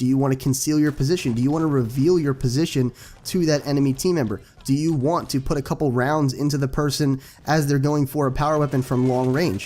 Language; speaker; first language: English; native; English